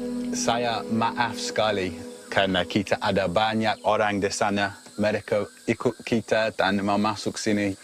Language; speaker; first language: Indonesian; non-native, learner; English